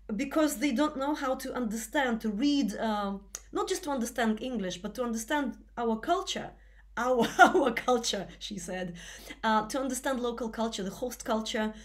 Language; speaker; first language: English; non-native, fluent; Russian